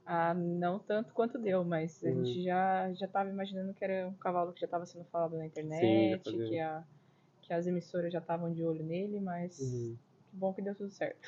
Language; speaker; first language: Portuguese; native; Portuguese